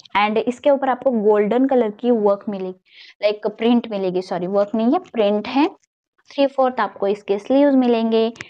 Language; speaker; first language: Hindi; non-native, local second language; Marathi